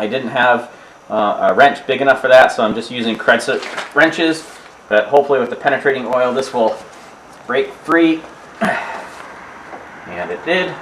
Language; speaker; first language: English; native; English